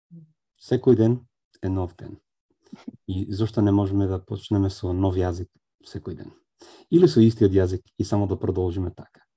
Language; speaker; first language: Macedonian; non-native, fluent; English